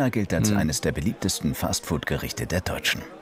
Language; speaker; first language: German; native; German